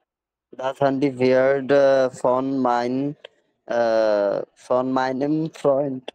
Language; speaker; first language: German; non-native, learner; Bangla